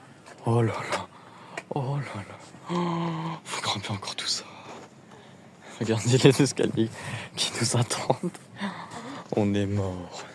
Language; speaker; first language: French; native; French